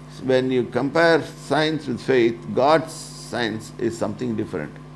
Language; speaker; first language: English; non-native, local second language; Tamil